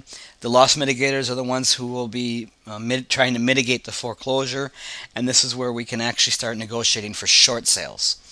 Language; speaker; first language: English; native; English